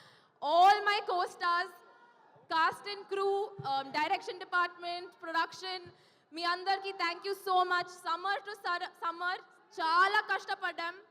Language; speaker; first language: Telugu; non-native, fluent; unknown